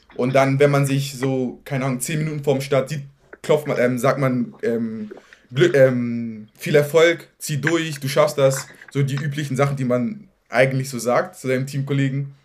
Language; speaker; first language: German; native; German